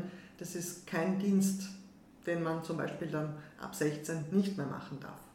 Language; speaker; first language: German; native; German